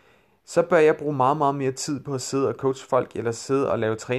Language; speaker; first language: Danish; native; Danish